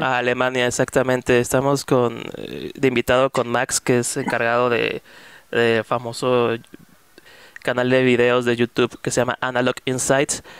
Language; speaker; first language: Spanish; native; Spanish